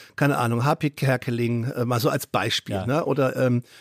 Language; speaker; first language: German; native; German